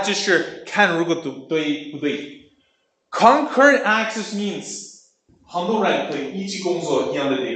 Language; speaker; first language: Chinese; non-native, learner; English